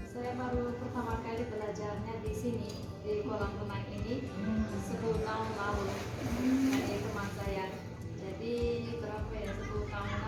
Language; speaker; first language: Indonesian; non-native, fluent; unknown